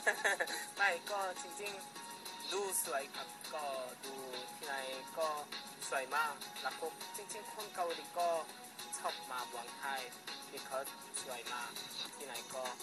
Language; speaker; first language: Thai; non-native, learner; Korean